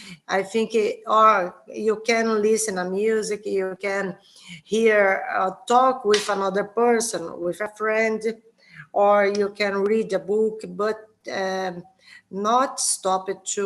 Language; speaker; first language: English; non-native, learner; Portuguese